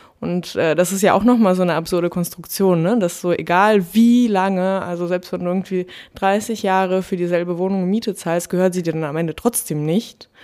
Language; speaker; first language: German; early bilingual, other home language; Russian